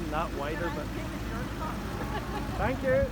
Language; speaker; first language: English; native; English